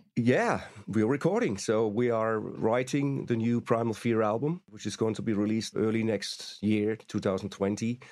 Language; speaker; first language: English; non-native, fluent; German